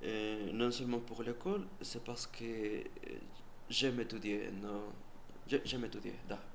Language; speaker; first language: French; non-native, learner; Spanish